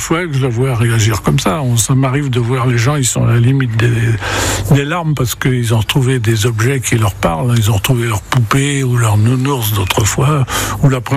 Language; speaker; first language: French; native; French